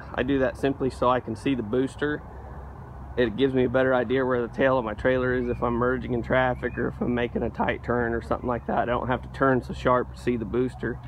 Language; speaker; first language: English; native; English